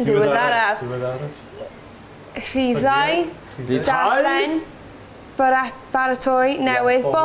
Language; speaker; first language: Welsh; non-native, learner; English